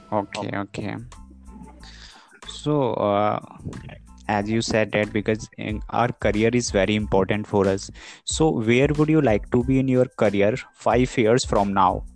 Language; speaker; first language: English; non-native, learner; Hindi